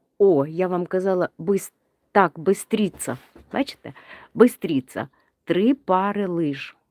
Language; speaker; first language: Ukrainian; non-native, local second language; Russian